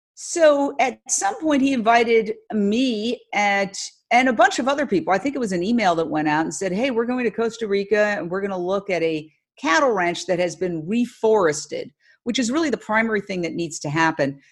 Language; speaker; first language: English; native; English